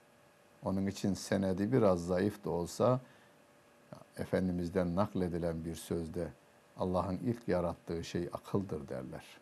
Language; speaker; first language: Turkish; native; Turkish